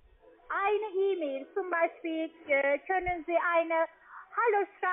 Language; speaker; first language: German; non-native, learner; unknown